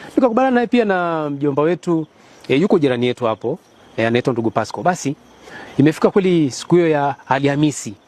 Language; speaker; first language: Swahili; native; Swahili